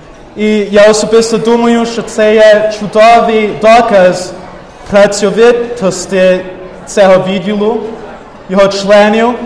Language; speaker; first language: Ukrainian; early bilingual, heritage; Ukrainian